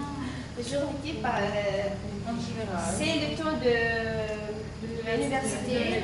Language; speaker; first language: French; non-native, learner; Arabic